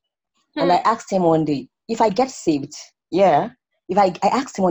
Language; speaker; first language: English; non-native, local second language; Igbo